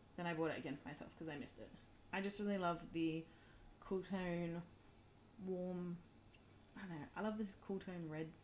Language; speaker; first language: English; native; English